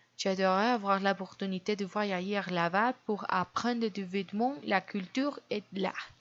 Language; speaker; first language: French; non-native, learner; Spanish